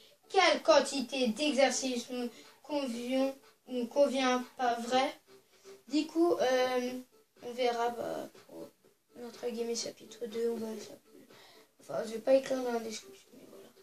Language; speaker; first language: French; native; French